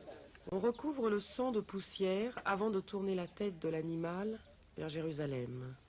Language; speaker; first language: French; native; French